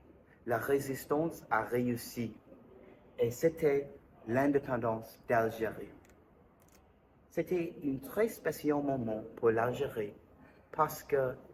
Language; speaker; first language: French; non-native, learner; English